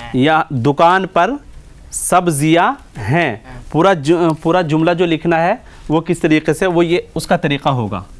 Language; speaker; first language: Urdu; native; Urdu